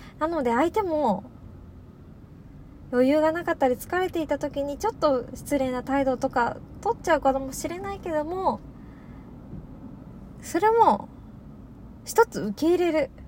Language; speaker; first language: Japanese; native; Japanese